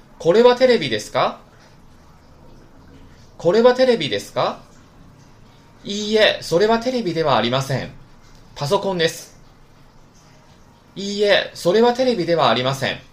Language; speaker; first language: Japanese; non-native, fluent; Chinese